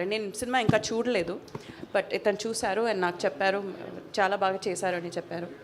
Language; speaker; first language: Telugu; non-native, fluent; Malayalam